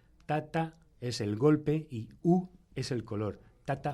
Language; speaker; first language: Spanish; native; Spanish